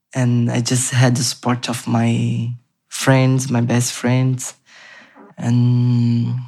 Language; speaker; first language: English; non-native, learner; Portuguese